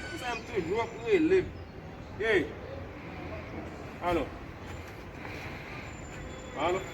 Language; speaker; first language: Portuguese; non-native, learner; Haitian Creole